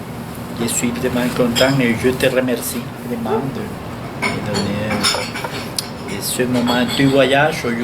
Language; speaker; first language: French; non-native, fluent; Spanish